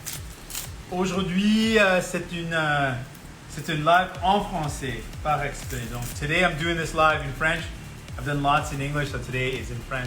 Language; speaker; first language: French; non-native, local second language; Punjabi